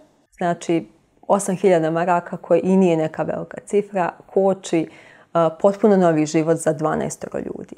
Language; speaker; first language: Bosnian; native; Bosnian